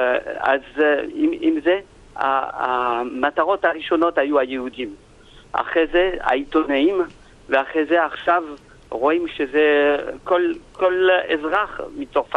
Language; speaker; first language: Hebrew; non-native, fluent; French